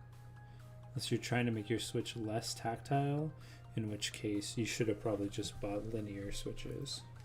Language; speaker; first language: English; native; English